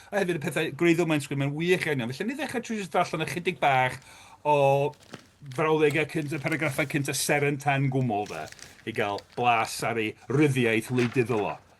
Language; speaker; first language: Welsh; native; Welsh